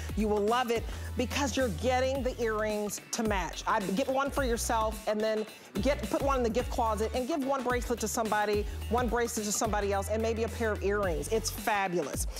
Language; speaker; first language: English; native; English